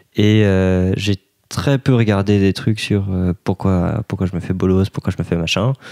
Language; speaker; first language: French; native; French